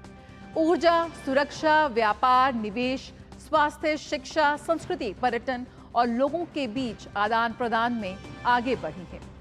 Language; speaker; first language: Hindi; native; Hindi